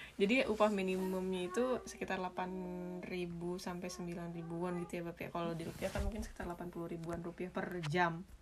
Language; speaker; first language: Indonesian; native; Indonesian